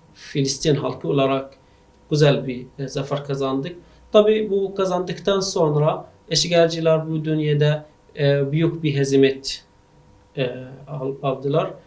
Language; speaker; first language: Turkish; non-native, learner; Arabic